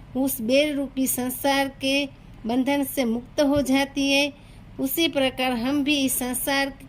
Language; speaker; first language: Hindi; non-native, local second language; Gujarati